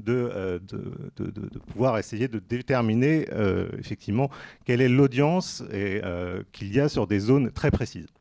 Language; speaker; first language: French; native; French